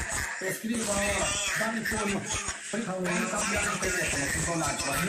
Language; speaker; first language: Italian; non-native, learner; Albanian